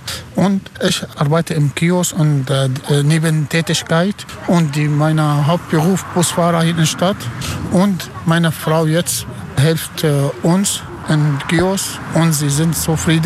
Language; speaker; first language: German; non-native, learner; Arabic